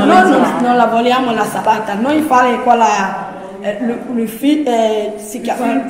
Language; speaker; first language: Italian; non-native, learner; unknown